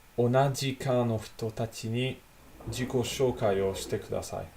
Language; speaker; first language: Japanese; non-native, learner; Italian